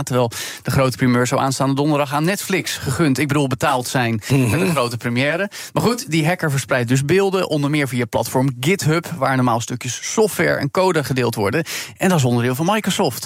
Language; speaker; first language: Dutch; native; Dutch